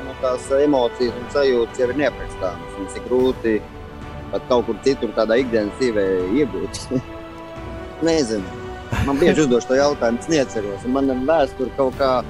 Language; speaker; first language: Latvian; native; Latvian